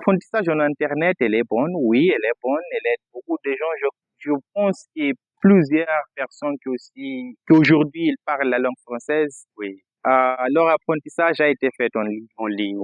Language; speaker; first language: French; non-native, fluent; Portuguese